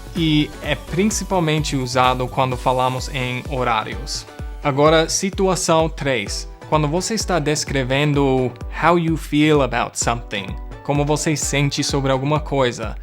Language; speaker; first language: Portuguese; non-native, fluent; English